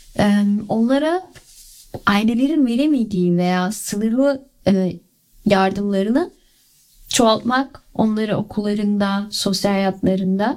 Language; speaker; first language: Turkish; early bilingual, other home language; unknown